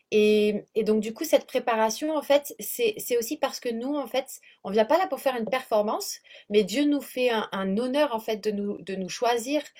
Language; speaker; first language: French; native; French